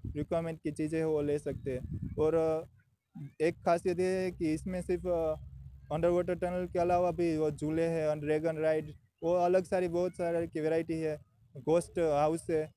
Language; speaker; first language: Hindi; non-native, local second language; Gujarati